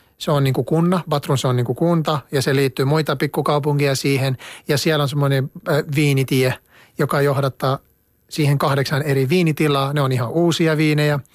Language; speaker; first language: Finnish; non-native, fluent; Arabic